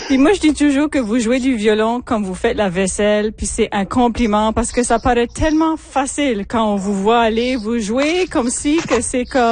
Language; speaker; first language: French; native; French